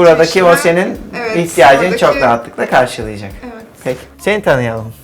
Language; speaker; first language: Turkish; native; Turkish